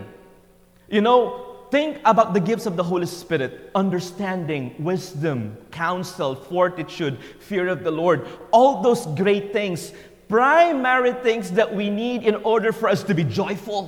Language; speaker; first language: English; non-native, local second language; Filipino